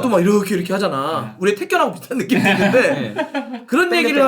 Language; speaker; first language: Korean; native; Korean